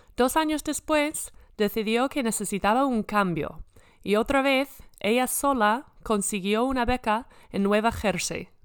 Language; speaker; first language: Spanish; non-native, fluent; English